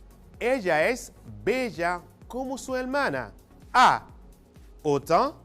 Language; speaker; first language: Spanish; non-native, fluent; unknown